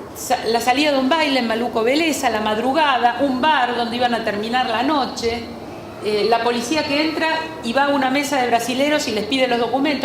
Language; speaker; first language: Spanish; native; Spanish